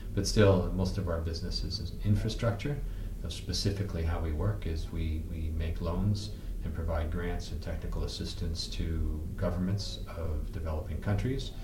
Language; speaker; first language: English; native; English